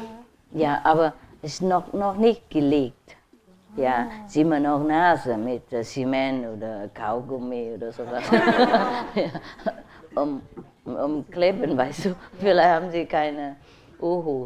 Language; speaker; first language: German; non-native, learner; Vietnamese